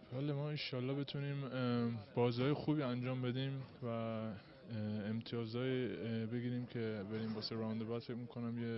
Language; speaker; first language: Persian; early bilingual, heritage; Persian